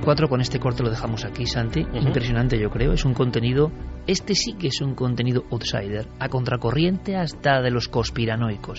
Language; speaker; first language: Spanish; native; Spanish